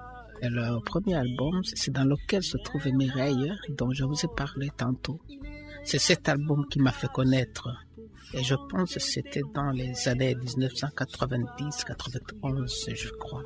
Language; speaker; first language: French; non-native, local second language; Rundi